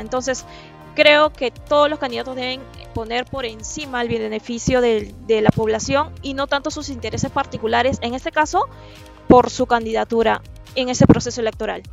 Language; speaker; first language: Spanish; native; Spanish